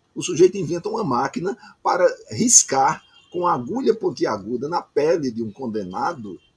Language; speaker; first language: Portuguese; native; Portuguese